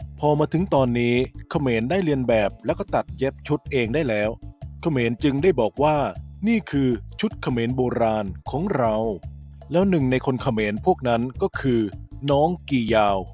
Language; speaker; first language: Thai; native; Thai